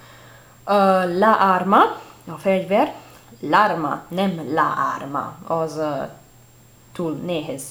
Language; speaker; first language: Hungarian; non-native, learner; Italian